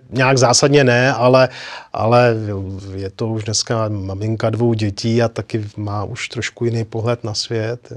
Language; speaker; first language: Czech; native; Czech